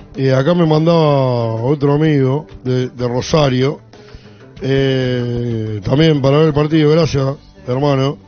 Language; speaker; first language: Spanish; native; Spanish